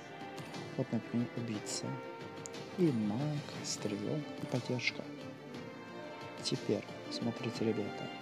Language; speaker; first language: Russian; non-native, local second language; Uzbek